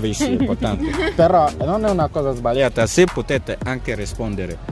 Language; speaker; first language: Italian; non-native, fluent; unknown